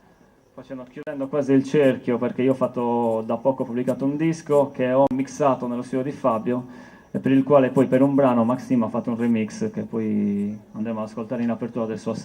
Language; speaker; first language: Italian; native; Italian